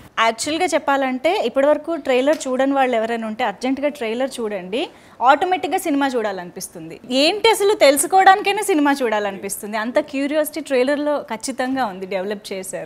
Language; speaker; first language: Telugu; native; Telugu